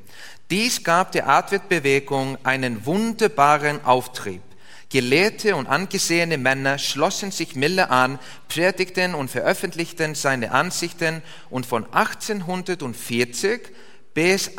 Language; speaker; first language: German; non-native, learner; Icelandic